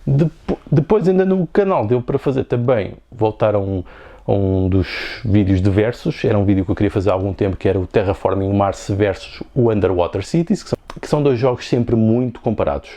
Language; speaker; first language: Portuguese; native; Portuguese